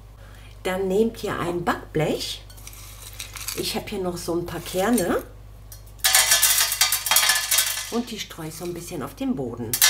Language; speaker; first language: German; native; German